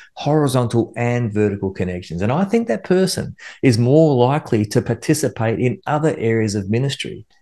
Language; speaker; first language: English; native; English